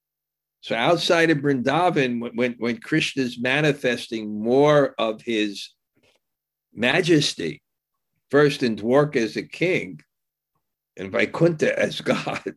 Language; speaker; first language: English; native; English